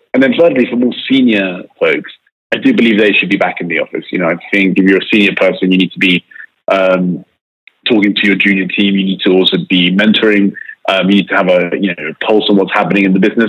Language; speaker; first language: English; native; English